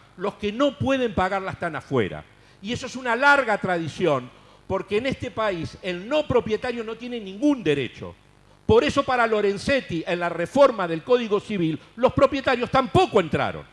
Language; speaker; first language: Spanish; native; Spanish